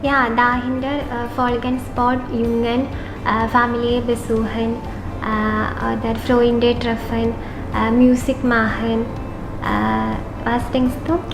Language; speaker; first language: German; non-native, learner; Malayalam